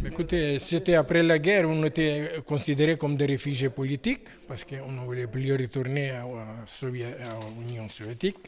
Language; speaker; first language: French; non-native, fluent; Ukrainian